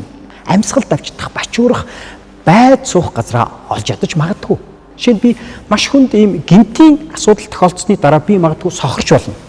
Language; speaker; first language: Mongolian; native; Mongolian